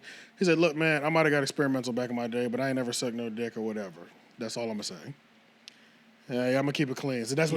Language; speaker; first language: English; native; English